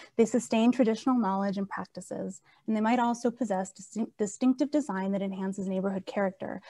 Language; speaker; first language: English; native; English